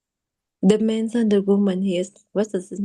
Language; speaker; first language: English; non-native, learner; Japanese